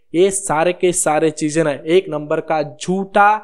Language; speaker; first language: Hindi; native; Hindi